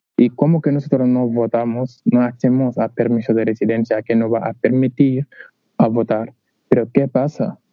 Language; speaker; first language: Spanish; non-native, learner; Wolof